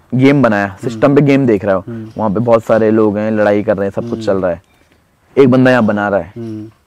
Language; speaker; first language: Hindi; native; Hindi